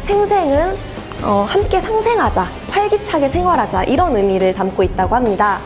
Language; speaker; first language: Korean; native; Korean